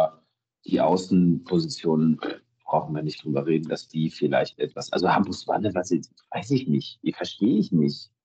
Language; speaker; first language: German; native; German